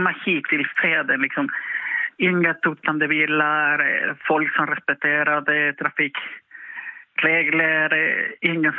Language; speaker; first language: Swedish; non-native, fluent; Spanish